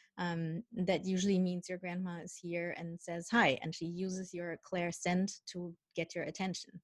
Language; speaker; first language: English; non-native, fluent; Dutch